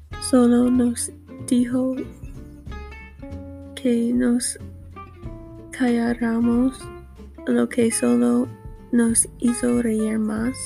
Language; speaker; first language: Spanish; non-native, learner; English